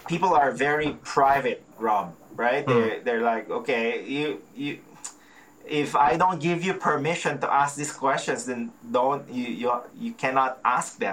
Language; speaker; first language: English; non-native, local second language; Filipino